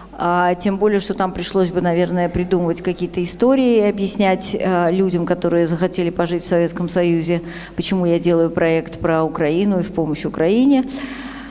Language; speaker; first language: Russian; native; Russian